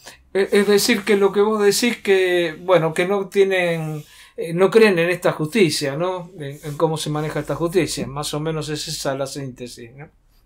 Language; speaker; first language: Spanish; native; Spanish